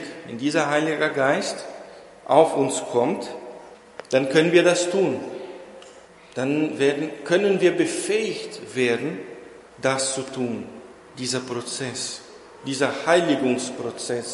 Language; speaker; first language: German; non-native, fluent; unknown